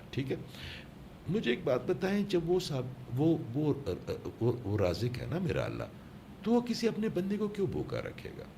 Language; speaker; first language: Urdu; non-native, local second language; Pashto